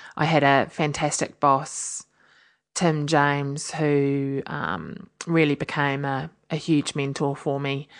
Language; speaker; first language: English; native; English